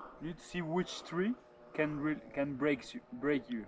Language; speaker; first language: English; non-native, fluent; Spanish